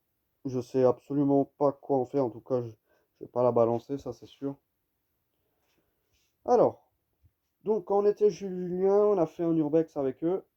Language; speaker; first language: French; native; French